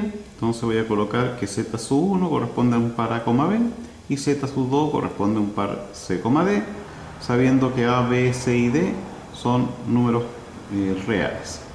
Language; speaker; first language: Spanish; native; Spanish